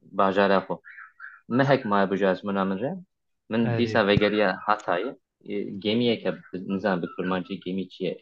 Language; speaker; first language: Kurdish; non-native, local second language; Turkish